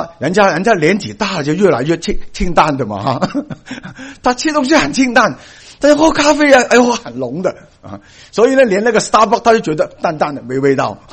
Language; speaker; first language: Chinese; non-native, local second language; Cantonese